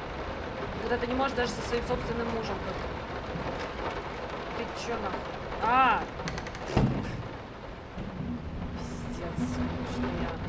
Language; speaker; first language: Russian; native; Russian